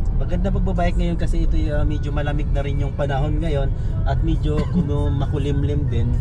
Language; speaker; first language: Filipino; non-native, local second language; Cebuano